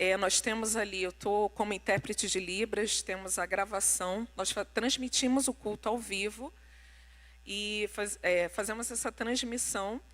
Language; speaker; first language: Portuguese; non-native, local second language; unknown